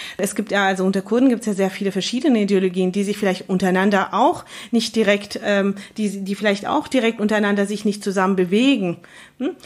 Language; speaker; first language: German; early bilingual, other home language; Kurdish